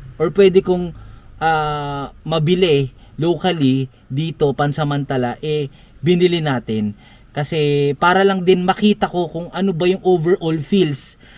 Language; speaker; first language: Filipino; native; Filipino